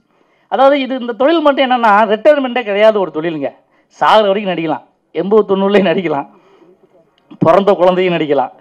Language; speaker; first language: Tamil; native; Tamil